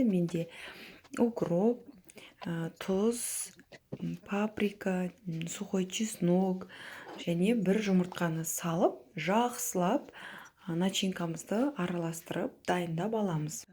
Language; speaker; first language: Kazakh; native; Kazakh